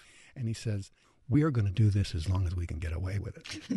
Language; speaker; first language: English; native; English